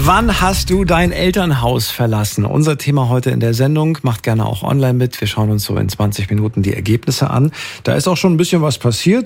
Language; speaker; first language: German; native; German